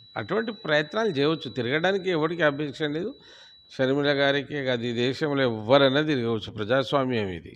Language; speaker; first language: Telugu; non-native, local second language; Lambadi